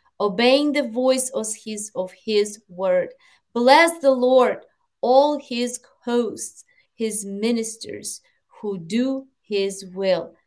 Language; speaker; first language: English; non-native, fluent; Ukrainian